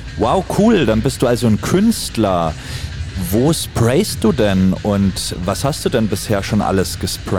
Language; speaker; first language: German; native; German